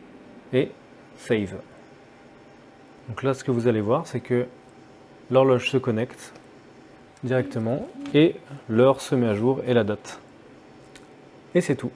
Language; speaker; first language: French; native; French